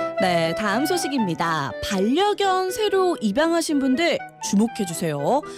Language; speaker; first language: Korean; native; Korean